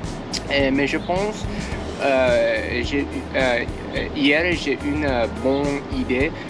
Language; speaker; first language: French; non-native, learner; English